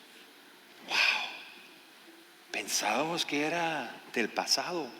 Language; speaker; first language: Spanish; non-native, fluent; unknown